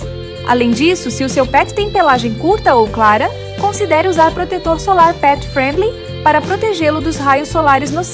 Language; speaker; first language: Portuguese; native; Portuguese